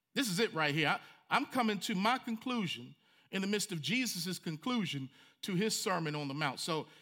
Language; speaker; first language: English; native; English